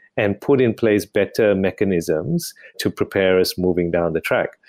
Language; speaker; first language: English; non-native, local second language; Tamil